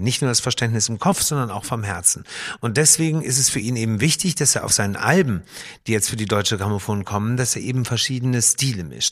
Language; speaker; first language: German; native; German